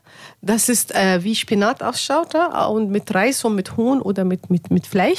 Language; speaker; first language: German; non-native, learner; Arabic